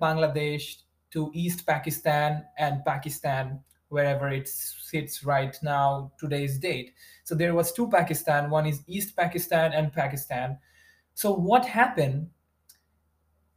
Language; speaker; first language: English; non-native, local second language; Bangla